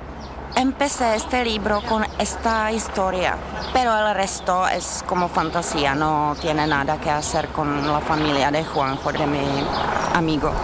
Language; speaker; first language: Spanish; non-native, learner; Czech